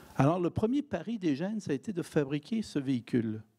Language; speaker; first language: French; native; French